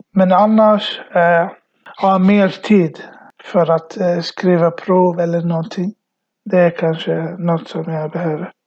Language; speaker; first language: Swedish; early bilingual, other home language; Arabic